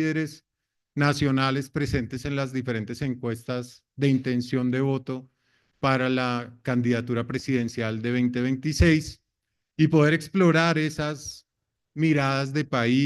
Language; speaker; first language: Spanish; native; Spanish